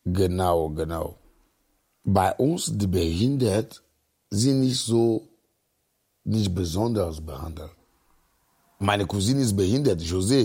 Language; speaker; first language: German; non-native, fluent; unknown